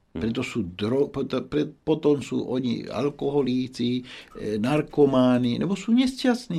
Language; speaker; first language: Slovak; non-native, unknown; Spanish